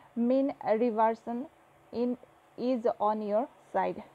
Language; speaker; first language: English; non-native, local second language; Assamese